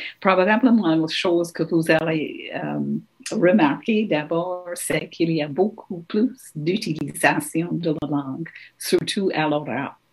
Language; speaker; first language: French; non-native, local second language; English